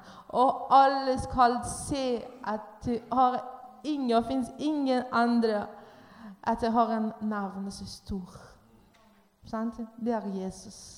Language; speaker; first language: Norwegian; non-native, learner; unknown